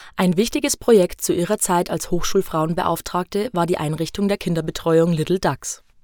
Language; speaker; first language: German; native; German